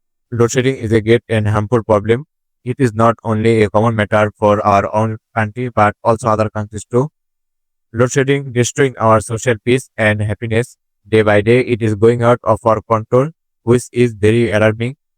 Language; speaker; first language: English; non-native, local second language; Bangla